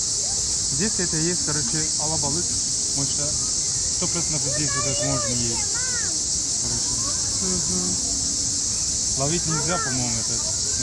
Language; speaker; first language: Russian; non-native, learner; Turkish